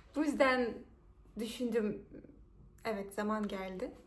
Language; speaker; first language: Turkish; non-native, fluent; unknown